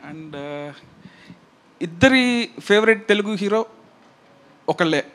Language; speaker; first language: Telugu; native; Telugu